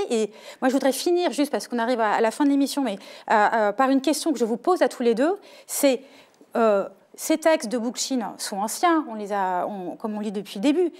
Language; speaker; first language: French; native; French